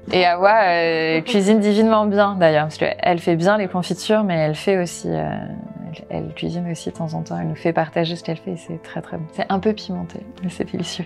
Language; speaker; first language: French; native; French